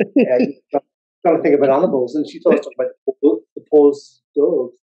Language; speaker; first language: English; native; English